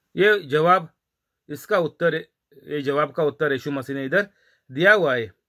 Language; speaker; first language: Hindi; non-native, local second language; Marathi